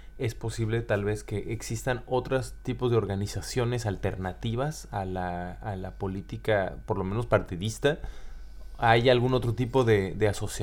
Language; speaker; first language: Spanish; native; Spanish